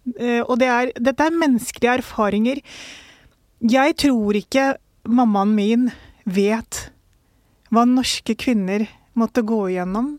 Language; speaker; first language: Norwegian; early bilingual, other home language; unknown